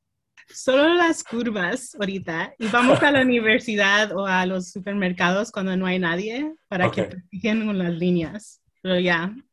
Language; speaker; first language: Spanish; early bilingual, heritage; Spanish